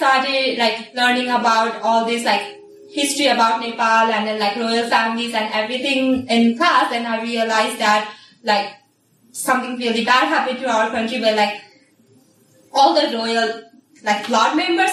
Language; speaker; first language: English; non-native, fluent; Nepali